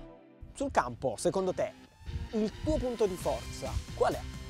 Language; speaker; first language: Italian; native; Italian